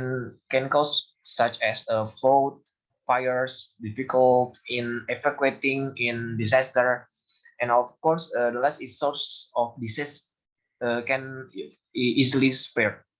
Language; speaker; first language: English; non-native, learner; Indonesian